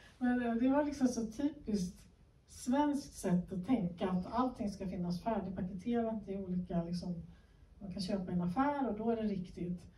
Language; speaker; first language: Swedish; native; Swedish